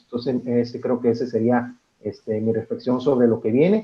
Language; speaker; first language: Spanish; native; Spanish